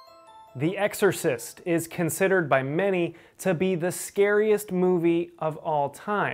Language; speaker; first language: English; native; English